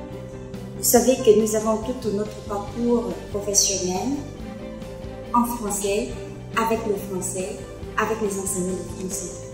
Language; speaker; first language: French; non-native, fluent; Vietnamese